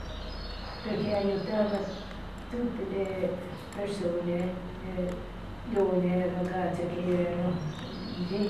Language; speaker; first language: Italian; non-native, learner; Albanian